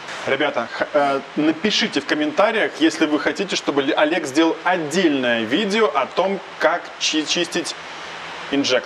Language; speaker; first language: Russian; native; Russian